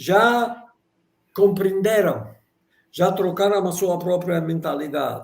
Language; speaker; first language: Portuguese; non-native, fluent; Russian